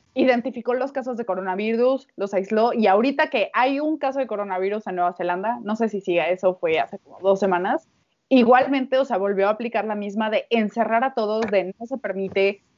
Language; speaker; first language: Spanish; native; Spanish